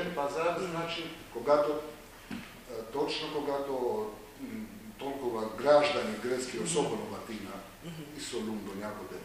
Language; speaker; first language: Bulgarian; non-native, fluent; Greek